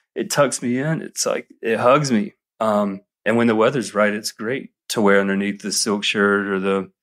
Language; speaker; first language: English; native; English